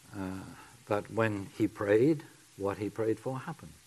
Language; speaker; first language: English; native; English